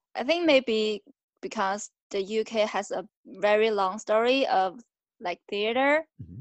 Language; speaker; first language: English; non-native, fluent; Chinese